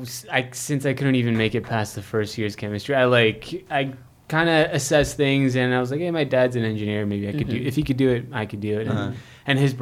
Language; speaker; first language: English; non-native, fluent; Filipino